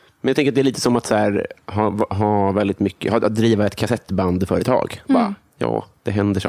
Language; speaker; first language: Swedish; native; Swedish